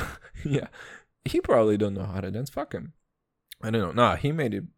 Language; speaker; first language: English; non-native, fluent; Serbian